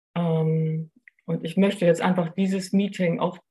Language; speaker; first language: German; native; German